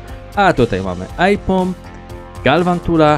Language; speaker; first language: Polish; native; Polish